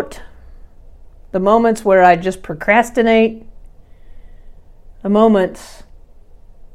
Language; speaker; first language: English; native; English